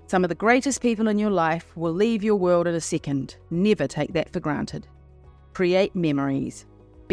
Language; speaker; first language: English; native; English